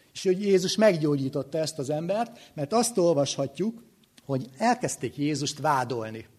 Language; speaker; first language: Hungarian; native; Hungarian